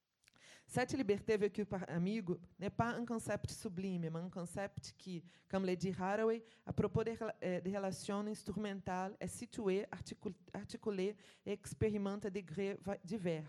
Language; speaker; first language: French; non-native, fluent; Portuguese